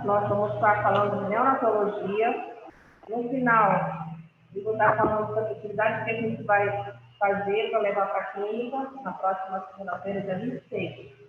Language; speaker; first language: Portuguese; native; Portuguese